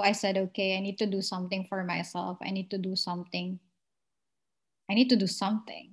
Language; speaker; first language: English; non-native, local second language; Filipino